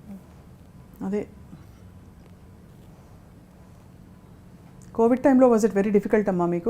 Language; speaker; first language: Telugu; native; Telugu